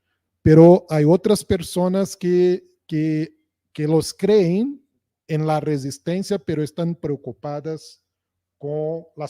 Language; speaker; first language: Spanish; non-native, fluent; Portuguese